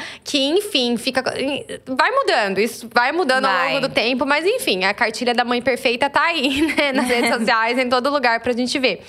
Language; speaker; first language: Portuguese; native; Portuguese